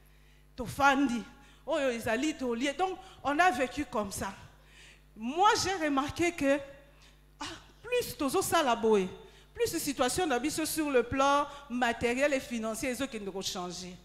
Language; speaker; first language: French; non-native, local second language; Lingala